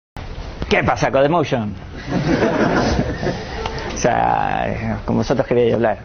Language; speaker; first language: Spanish; native; Spanish